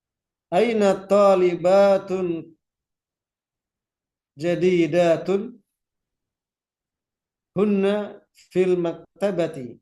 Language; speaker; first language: Arabic; non-native, fluent; Indonesian